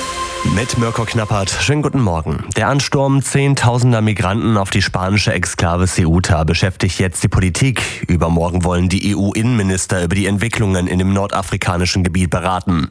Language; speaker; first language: German; native; German